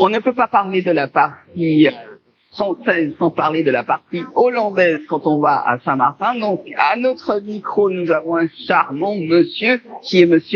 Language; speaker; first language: French; native; French